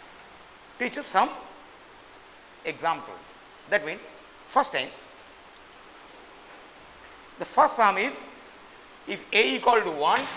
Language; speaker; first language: English; non-native, local second language; Bangla